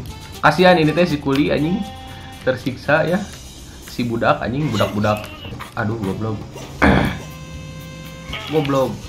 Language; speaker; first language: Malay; non-native, local second language; Sundanese